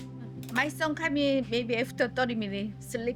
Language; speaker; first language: English; non-native, learner; Korean